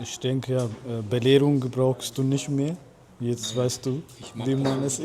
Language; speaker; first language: German; non-native, fluent; Amharic